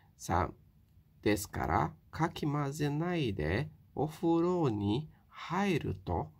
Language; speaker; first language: Japanese; non-native, fluent; Portuguese